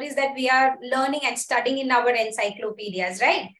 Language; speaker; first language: English; non-native, local second language; Hindi